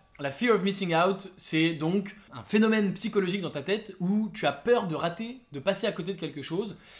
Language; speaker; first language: French; native; French